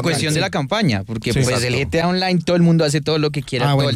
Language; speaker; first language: Spanish; native; Spanish